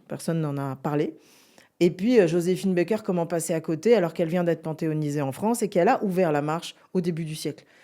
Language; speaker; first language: French; native; French